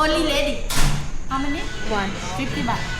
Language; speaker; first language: English; non-native, learner; Thai